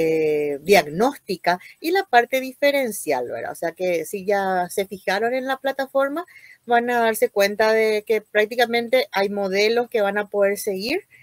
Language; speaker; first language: Spanish; native; Spanish